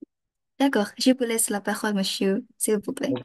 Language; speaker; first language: French; non-native, fluent; Indonesian